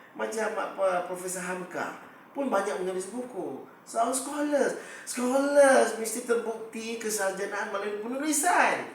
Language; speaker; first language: Malay; native; Malay